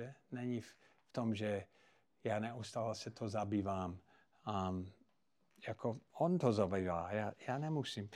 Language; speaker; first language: Czech; non-native, fluent; English